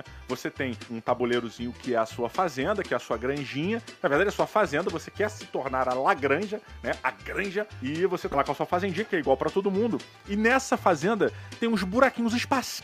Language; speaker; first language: Portuguese; native; Portuguese